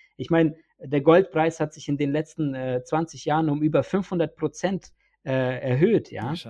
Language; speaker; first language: German; early bilingual, other home language; Bosnian